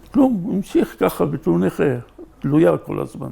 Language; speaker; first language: Hebrew; native; Hebrew